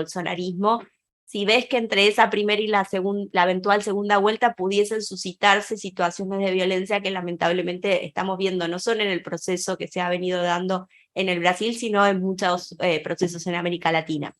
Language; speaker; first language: Spanish; native; Spanish